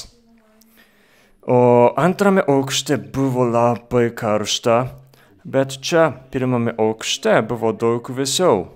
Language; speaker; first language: Lithuanian; non-native, fluent; Japanese